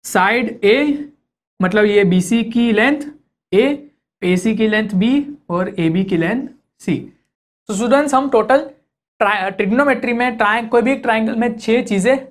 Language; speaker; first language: Hindi; native; Hindi